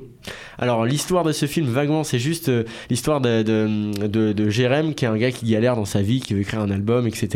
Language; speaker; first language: French; native; French